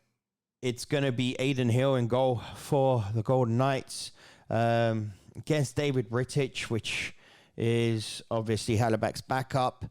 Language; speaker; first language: English; native; English